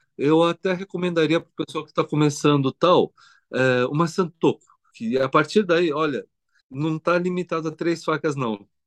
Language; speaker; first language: Portuguese; early bilingual, other home language; Korean